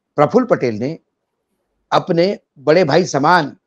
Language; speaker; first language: Hindi; non-native, local second language; Marathi